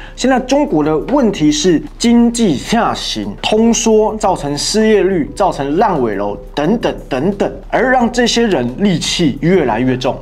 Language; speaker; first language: Chinese; native; Chinese